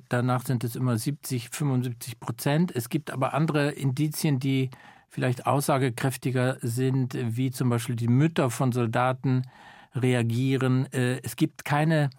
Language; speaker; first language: German; native; German